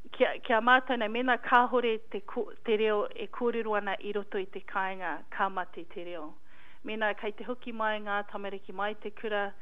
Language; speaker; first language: Māori; non-native, local second language; English